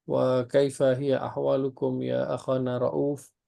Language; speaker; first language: Arabic; non-native, fluent; Indonesian